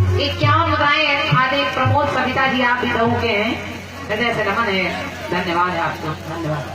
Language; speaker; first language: Hindi; native; Hindi